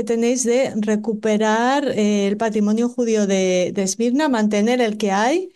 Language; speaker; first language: Spanish; native; Spanish